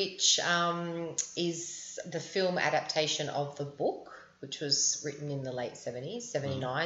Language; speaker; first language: English; native; English